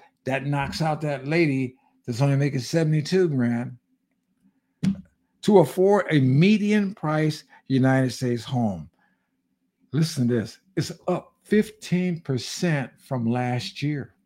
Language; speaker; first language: English; native; English